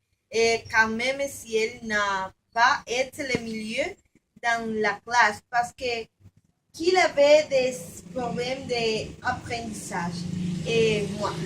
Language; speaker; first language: French; non-native, learner; Spanish